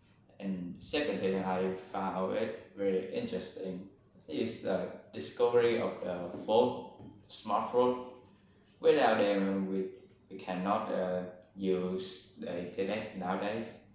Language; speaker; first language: English; non-native, learner; Vietnamese